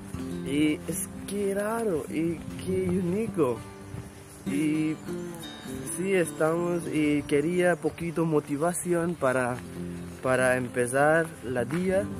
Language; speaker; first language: Spanish; non-native, learner; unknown